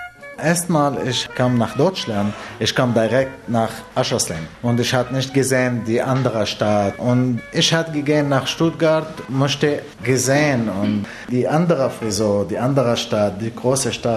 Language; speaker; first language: German; non-native, learner; Arabic